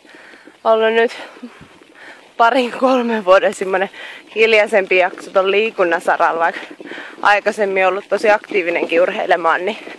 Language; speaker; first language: Finnish; native; Finnish